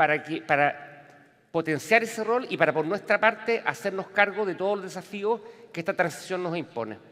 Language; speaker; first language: Spanish; native; Spanish